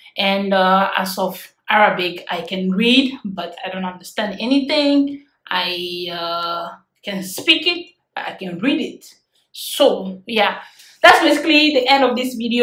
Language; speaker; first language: English; non-native, fluent; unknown